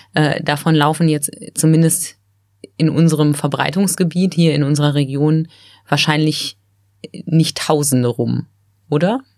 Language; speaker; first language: German; native; German